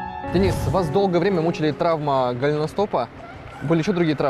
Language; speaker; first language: Russian; native; Russian